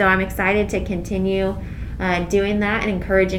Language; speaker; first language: English; native; English